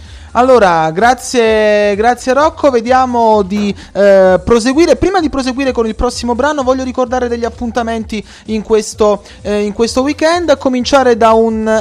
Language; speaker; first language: Italian; native; Italian